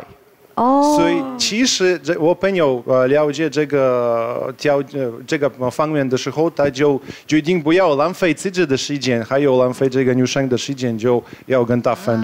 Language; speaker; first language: Chinese; non-native, fluent; Russian